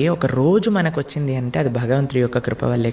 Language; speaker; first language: Telugu; native; Telugu